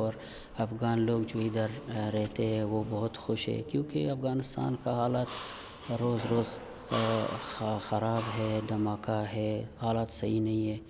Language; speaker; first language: Hindi; non-native, learner; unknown